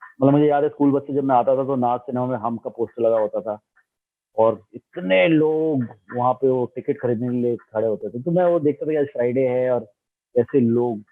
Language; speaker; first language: Hindi; non-native, local second language; Bangla